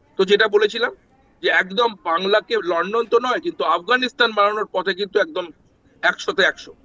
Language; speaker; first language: Bangla; native; Bangla